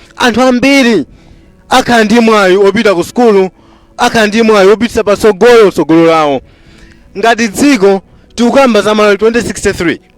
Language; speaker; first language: Nyanja; non-native, local second language; Tumbuka